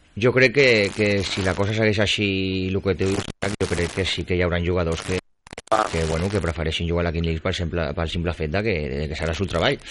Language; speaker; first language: Catalan; non-native, local second language; Spanish